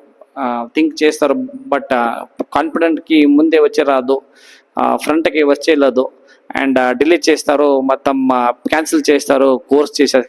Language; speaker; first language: Telugu; non-native, learner; Hindi